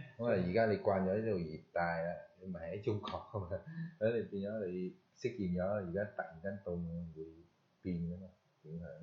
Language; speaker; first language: Cantonese; early bilingual, heritage; Cantonese